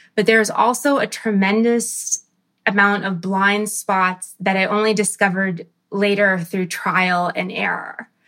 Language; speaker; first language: English; early bilingual, other home language; Arabic